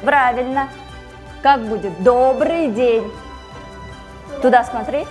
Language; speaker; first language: Russian; non-native, local second language; Kyrgyz